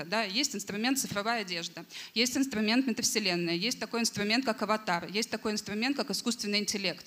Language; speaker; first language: Russian; native; Russian